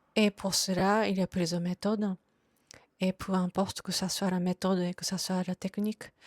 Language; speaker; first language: French; non-native, fluent; Japanese